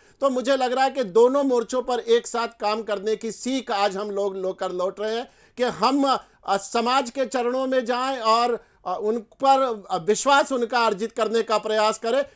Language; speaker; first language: Hindi; native; Hindi